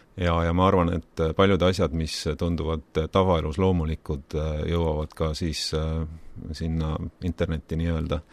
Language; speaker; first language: Estonian; native; Estonian